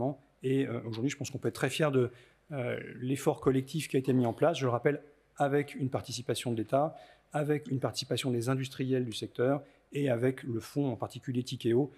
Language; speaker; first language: French; native; French